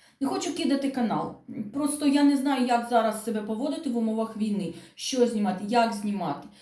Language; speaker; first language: Ukrainian; non-native, local second language; Russian